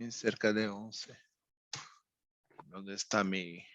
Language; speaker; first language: Spanish; non-native, fluent; Portuguese